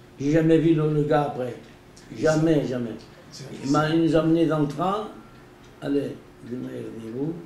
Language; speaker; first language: French; non-native, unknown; Portuguese